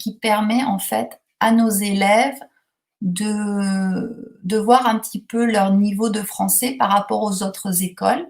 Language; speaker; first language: French; native; French